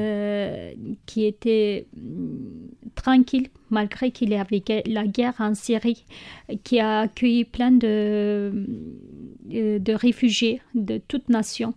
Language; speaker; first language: French; non-native, learner; Kurdish